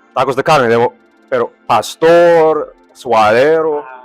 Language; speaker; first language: Spanish; non-native, fluent; English